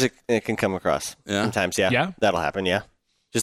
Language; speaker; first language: English; native; English